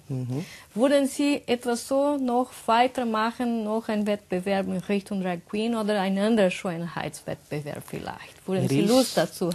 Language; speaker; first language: German; non-native, learner; Portuguese